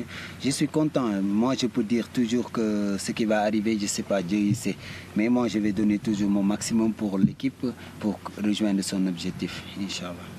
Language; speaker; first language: French; early bilingual, heritage; Italian